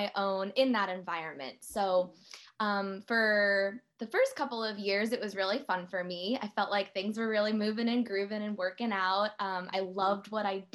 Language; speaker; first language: English; native; English